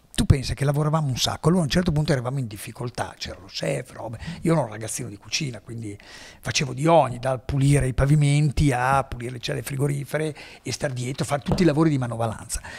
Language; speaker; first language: Italian; native; Italian